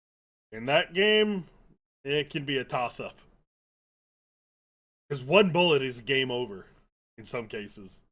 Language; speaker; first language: English; native; English